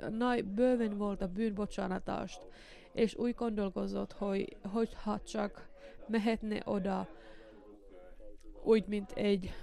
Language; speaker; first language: Hungarian; non-native, learner; Finnish